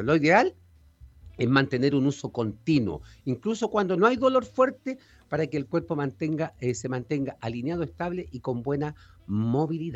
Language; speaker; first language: Spanish; native; Spanish